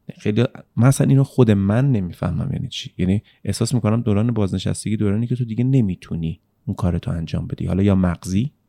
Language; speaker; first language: Persian; native; Persian